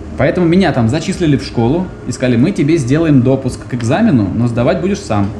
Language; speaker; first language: Russian; native; Russian